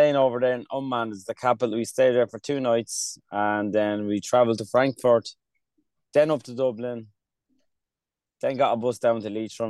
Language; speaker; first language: English; early bilingual, other home language; Kurdish